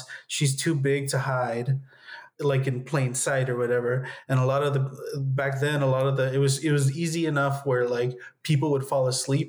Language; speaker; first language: English; native; English